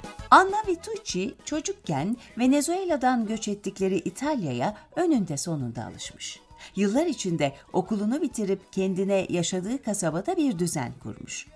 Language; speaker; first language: Turkish; native; Turkish